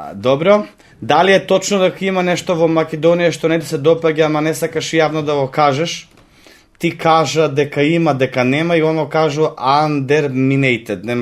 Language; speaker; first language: Macedonian; native; Macedonian